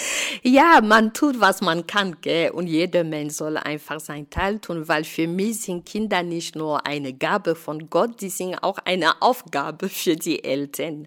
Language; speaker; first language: German; non-native, fluent; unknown